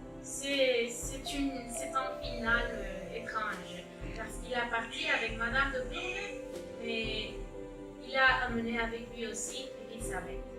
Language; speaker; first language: French; non-native, learner; Spanish